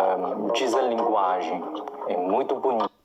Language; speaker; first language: Portuguese; non-native, learner; Chinese